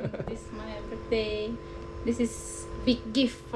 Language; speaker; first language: English; non-native, learner; Indonesian